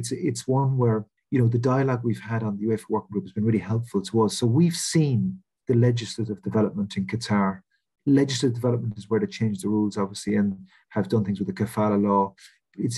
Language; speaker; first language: English; native; English